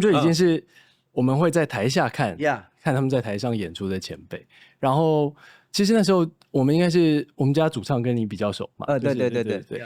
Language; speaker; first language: Chinese; native; Chinese